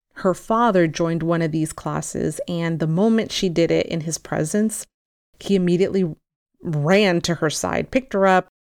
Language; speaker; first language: English; early bilingual, other home language; Spanish